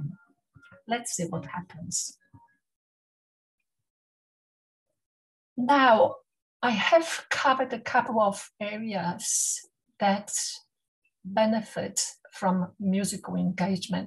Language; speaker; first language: English; non-native, fluent; Polish